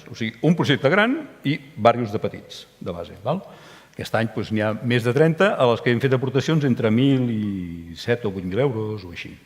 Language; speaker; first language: Catalan; native; Catalan